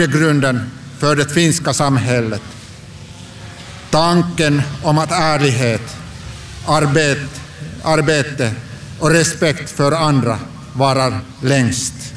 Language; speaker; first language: Swedish; non-native, local second language; Finnish